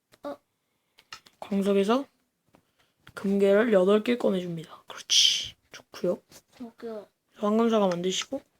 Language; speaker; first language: Korean; native; Korean